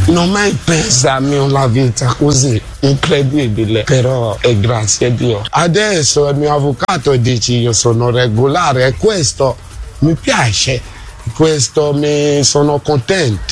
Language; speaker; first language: Italian; non-native, learner; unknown